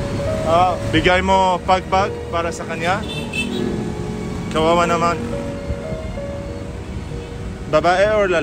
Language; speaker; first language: Filipino; non-native, learner; Arabic